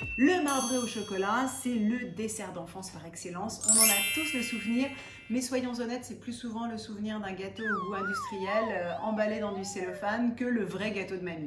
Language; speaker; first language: French; native; French